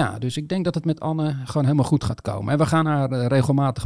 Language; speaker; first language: Dutch; native; Dutch